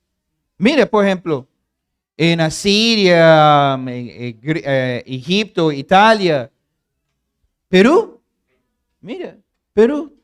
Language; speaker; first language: Spanish; non-native, fluent; English